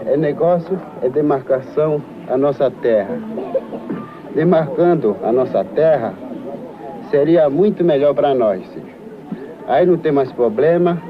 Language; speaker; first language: Portuguese; non-native, local second language; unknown